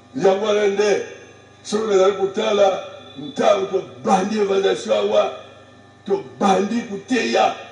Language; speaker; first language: Lingala; non-native, local second language; Kongo